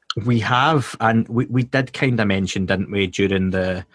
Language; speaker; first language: English; native; English